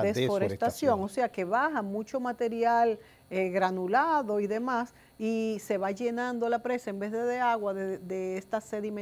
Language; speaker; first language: Spanish; native; Spanish